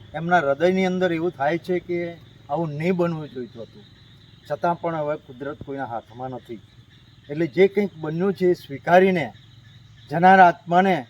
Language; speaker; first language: Gujarati; native; Gujarati